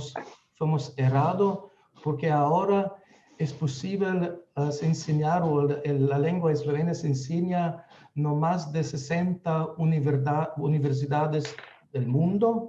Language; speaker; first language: Spanish; non-native, fluent; Slovenian